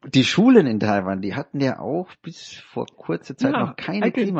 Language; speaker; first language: German; native; German